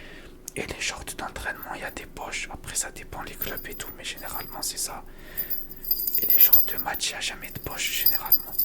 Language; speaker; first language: French; native; French